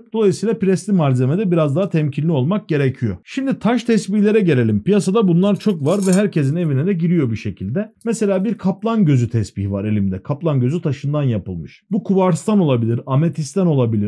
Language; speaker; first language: Turkish; native; Turkish